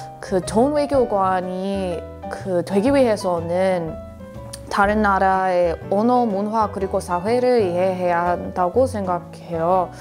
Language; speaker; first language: Korean; non-native, fluent; English